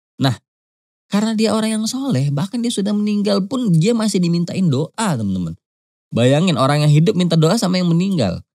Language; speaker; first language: Indonesian; native; Indonesian